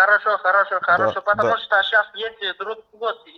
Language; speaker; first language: Russian; non-native, learner; Chinese